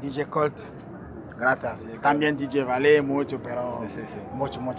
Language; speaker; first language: Spanish; non-native, learner; Portuguese